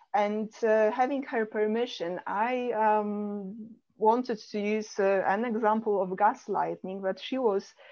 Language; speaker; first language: English; non-native, fluent; Polish